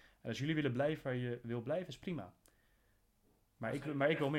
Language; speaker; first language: Dutch; native; Dutch